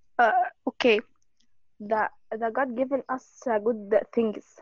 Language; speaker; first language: English; non-native, learner; Arabic